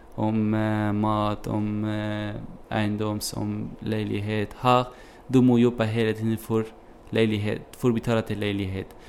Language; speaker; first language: Norwegian; non-native, learner; Kurdish